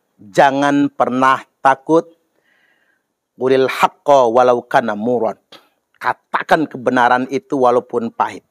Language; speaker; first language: Indonesian; native; Indonesian